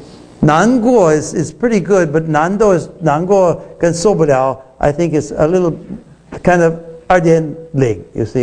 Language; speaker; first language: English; non-native, fluent; Chinese